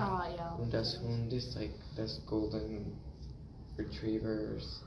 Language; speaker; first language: German; non-native, learner; English